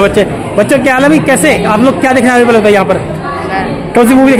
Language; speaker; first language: Hindi; native; Hindi